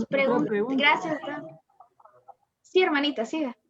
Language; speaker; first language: Spanish; native; Spanish